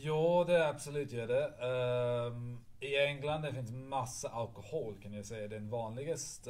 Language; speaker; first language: Swedish; non-native, learner; English